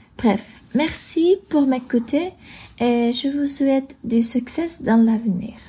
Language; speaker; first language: French; non-native, learner; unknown